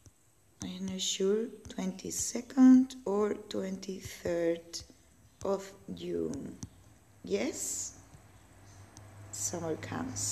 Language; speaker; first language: English; non-native, learner; Spanish